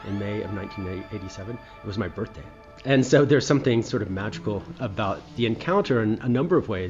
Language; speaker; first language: English; native; English